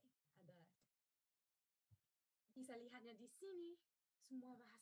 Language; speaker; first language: Indonesian; non-native, learner; English